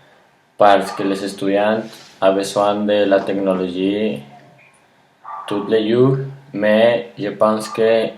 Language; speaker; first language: French; non-native, learner; Spanish